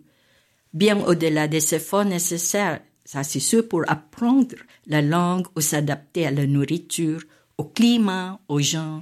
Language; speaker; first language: French; non-native, fluent; Filipino